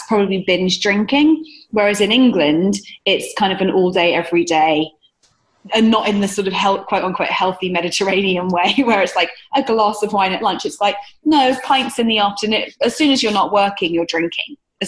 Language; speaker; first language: English; native; English